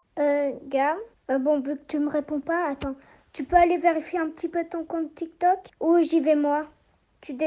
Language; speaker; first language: French; native; French